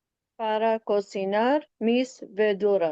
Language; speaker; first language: Spanish; non-native, learner; English